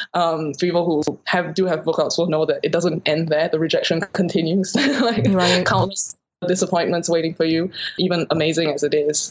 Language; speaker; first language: English; native; English